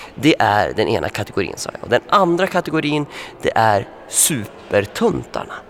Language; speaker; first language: Swedish; native; Swedish